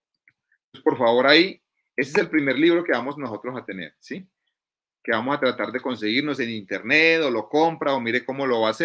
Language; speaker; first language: Spanish; native; Spanish